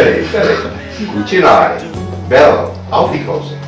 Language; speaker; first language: Italian; non-native, fluent; English